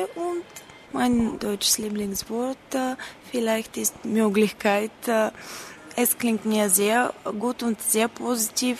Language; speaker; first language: German; non-native, learner; Bulgarian